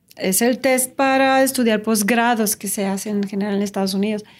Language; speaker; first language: Spanish; non-native, fluent; Romanian